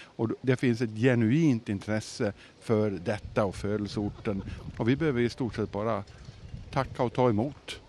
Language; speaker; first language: Swedish; native; Swedish